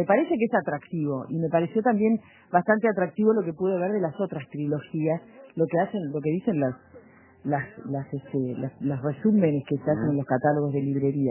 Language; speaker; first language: Spanish; native; Spanish